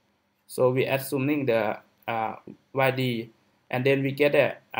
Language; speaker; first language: English; non-native, learner; Thai